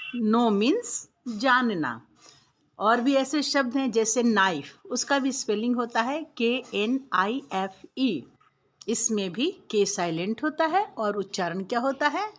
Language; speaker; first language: Hindi; native; Hindi